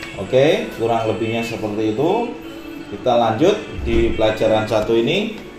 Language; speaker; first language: Indonesian; native; Indonesian